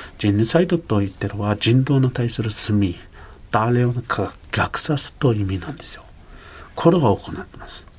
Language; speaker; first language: Japanese; non-native, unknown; Uyghur